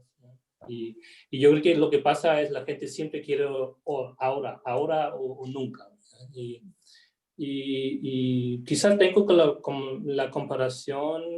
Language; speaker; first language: Spanish; non-native, fluent; German